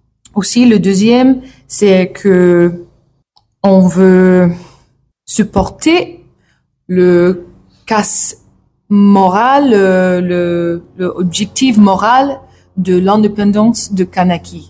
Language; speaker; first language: French; non-native, learner; English